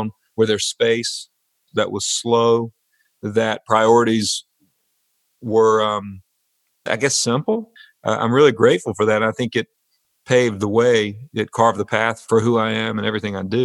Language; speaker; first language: English; native; English